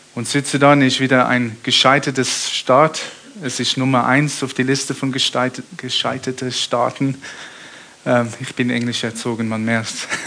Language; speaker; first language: German; early bilingual, heritage; German